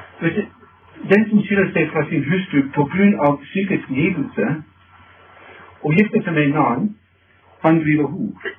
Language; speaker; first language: Norwegian; non-native, fluent; English